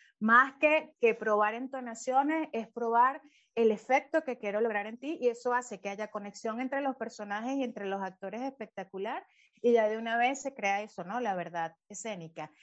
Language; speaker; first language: Spanish; native; Spanish